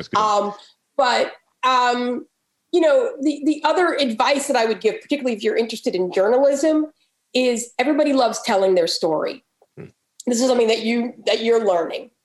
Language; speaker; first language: English; native; English